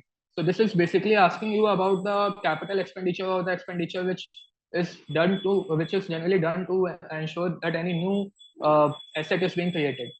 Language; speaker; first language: English; non-native, local second language; Hindi